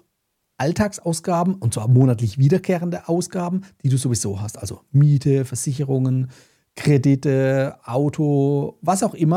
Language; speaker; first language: German; native; German